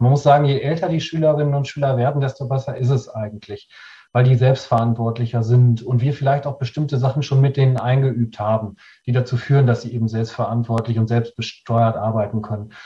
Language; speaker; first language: German; native; German